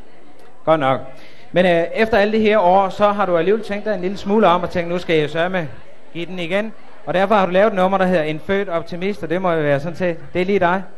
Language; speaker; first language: Danish; native; Danish